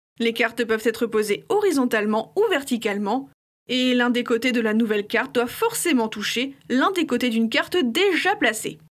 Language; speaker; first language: French; native; French